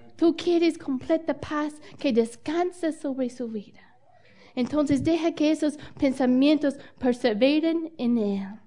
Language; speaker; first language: Spanish; non-native, fluent; English